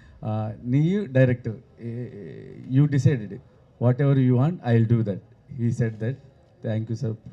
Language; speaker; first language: Tamil; non-native, learner; Telugu